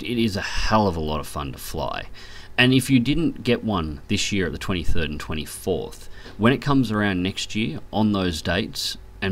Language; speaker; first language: English; native; English